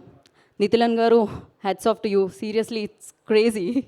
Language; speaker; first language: Telugu; native; Telugu